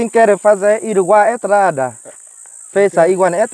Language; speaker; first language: Portuguese; non-native, learner; Vietnamese